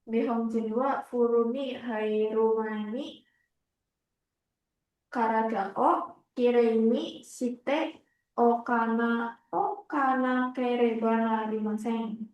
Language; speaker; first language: Japanese; non-native, learner; Indonesian